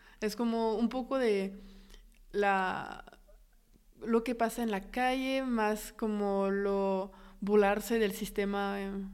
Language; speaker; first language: Spanish; non-native, fluent; French